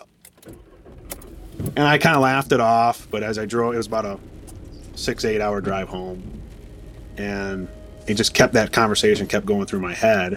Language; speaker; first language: English; native; English